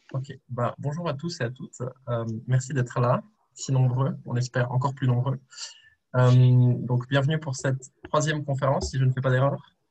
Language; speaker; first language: French; native; French